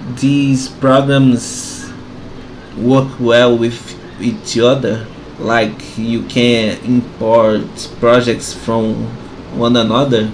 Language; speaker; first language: English; non-native, fluent; Portuguese